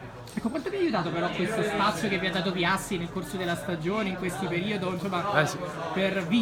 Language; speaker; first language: Italian; native; Italian